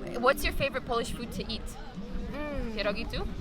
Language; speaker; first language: English; non-native, fluent; Polish